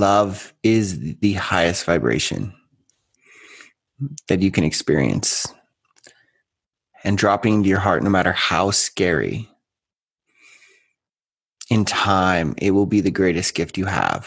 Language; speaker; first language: English; native; English